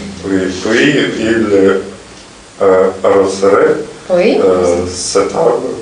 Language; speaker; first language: French; non-native, learner; Russian